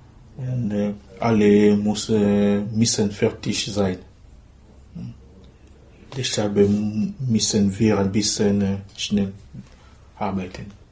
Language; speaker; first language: German; non-native, learner; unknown